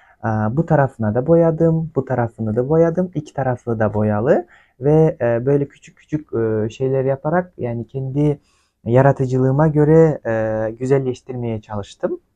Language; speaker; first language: Turkish; non-native, fluent; Kyrgyz